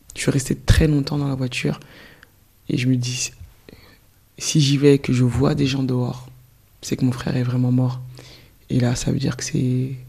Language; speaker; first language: French; early bilingual, other home language; Soninke